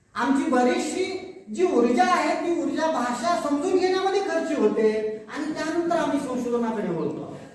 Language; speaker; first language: Marathi; native; Marathi